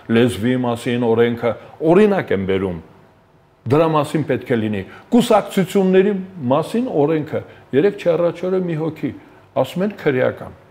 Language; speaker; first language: Armenian; native; Armenian